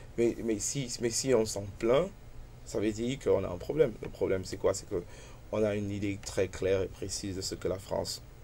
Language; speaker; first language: French; non-native, local second language; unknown